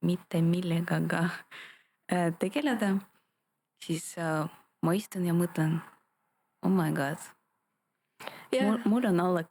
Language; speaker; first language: Estonian; non-native, local second language; Russian